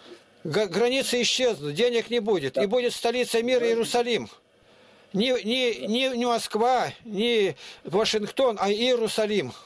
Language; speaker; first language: Russian; native; Russian